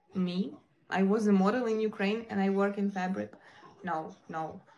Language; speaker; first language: English; non-native, learner; Ukrainian